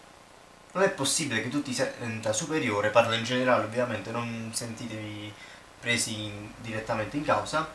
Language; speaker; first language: Italian; native; Italian